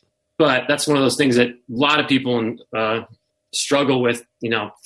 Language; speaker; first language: English; native; English